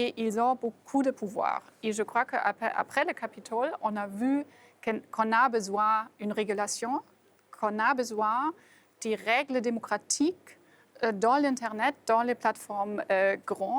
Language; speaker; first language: French; non-native, fluent; German